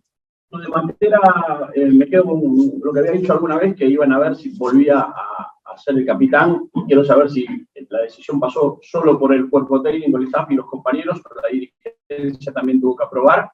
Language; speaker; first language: Spanish; native; Spanish